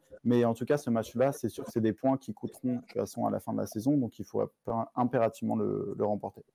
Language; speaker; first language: French; native; French